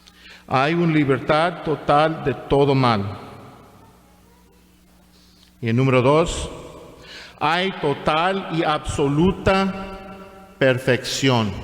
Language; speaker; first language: Spanish; non-native, fluent; English